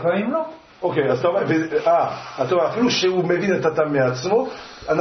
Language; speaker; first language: Hebrew; non-native, fluent; French